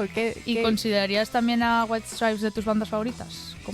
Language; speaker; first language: Spanish; native; Spanish